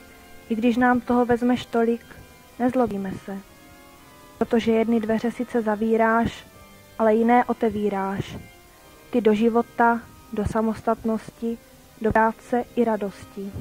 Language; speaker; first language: Czech; native; Czech